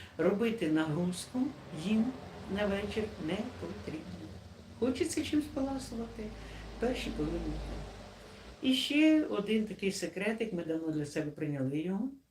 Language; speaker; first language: Ukrainian; non-native, local second language; Russian